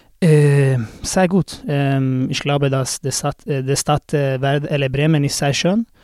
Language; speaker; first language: German; non-native, learner; Swedish